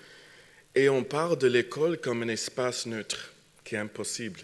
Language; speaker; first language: French; non-native, fluent; English